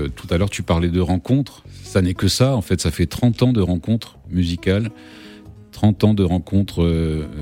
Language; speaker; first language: French; native; French